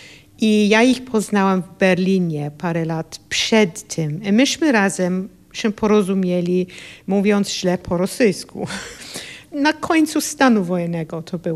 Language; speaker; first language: Polish; non-native, fluent; English